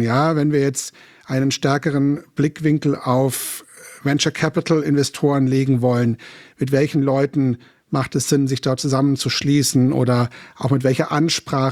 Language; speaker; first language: German; native; German